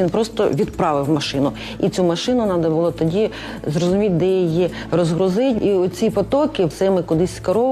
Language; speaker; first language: Ukrainian; native; Ukrainian